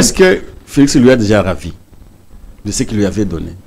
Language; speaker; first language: French; non-native, local second language; Swahili